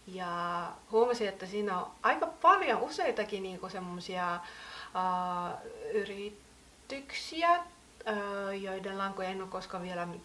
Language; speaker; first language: Finnish; native; Finnish